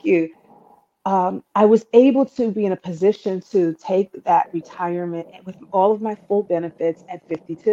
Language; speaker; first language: English; native; English